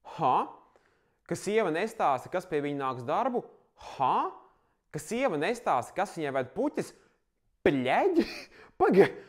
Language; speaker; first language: Latvian; native; Latvian